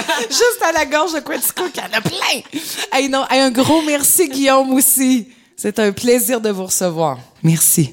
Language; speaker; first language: French; native; French